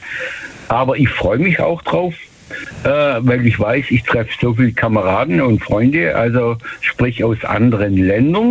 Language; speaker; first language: German; native; German